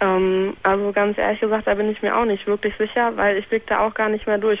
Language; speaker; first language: German; native; German